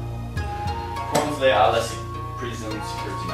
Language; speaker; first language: French; non-native, learner; English